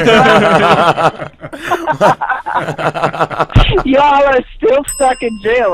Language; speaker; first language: English; native; English